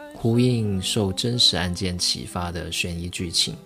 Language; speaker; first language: Chinese; non-native, local second language; Min Nan Chinese